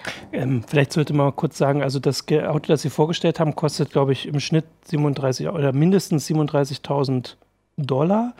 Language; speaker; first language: German; native; German